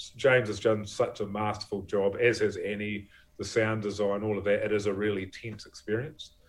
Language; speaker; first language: English; native; English